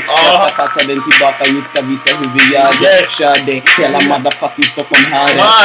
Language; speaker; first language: Swedish; native; Swedish